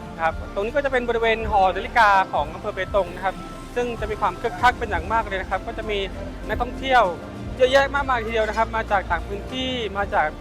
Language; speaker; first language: Thai; native; Thai